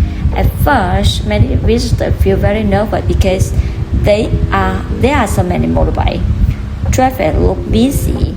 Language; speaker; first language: English; non-native, learner; Vietnamese